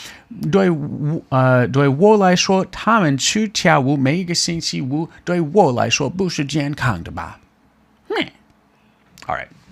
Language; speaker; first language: Chinese; non-native, fluent; English